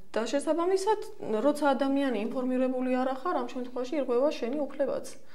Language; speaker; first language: Georgian; non-native, local second language; Armenian